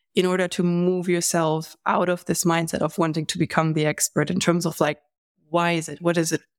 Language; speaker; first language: English; non-native, fluent; German